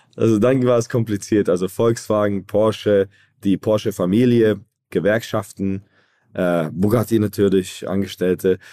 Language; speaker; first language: German; early bilingual, other home language; Croatian